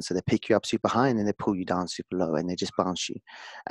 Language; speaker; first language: English; native; English